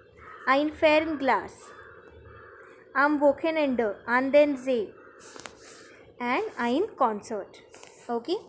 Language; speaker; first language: German; non-native, learner; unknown